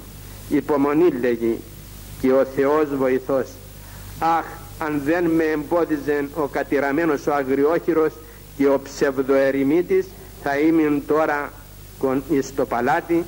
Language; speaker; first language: Greek; native; Greek